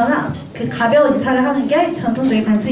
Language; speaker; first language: Korean; native; Korean